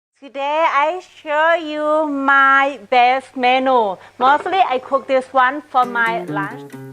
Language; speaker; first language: English; non-native, fluent; Thai